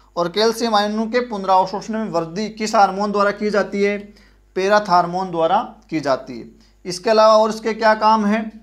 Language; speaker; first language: Hindi; native; Hindi